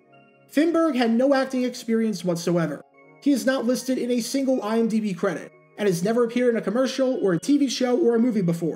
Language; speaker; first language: English; native; English